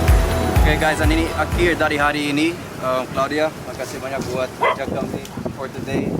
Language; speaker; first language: Indonesian; non-native, fluent; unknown